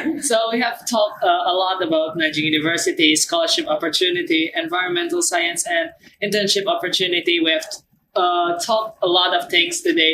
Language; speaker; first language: English; non-native, fluent; Indonesian